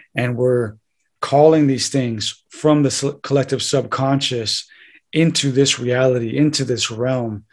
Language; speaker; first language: English; native; English